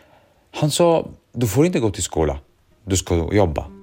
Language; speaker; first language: Swedish; early bilingual, other home language; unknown